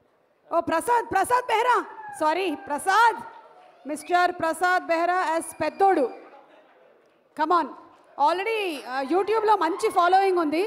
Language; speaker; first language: Telugu; native; Telugu